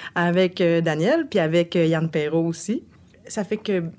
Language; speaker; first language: French; native; French